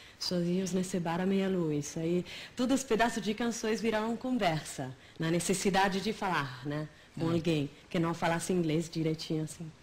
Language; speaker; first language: Portuguese; non-native, fluent; Italian